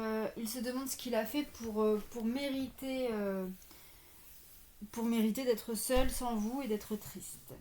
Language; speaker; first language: French; native; French